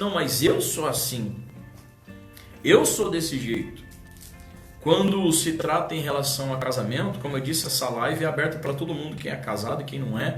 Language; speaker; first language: Portuguese; native; Portuguese